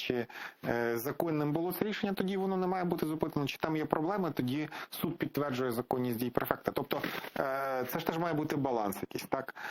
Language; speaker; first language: Ukrainian; native; Ukrainian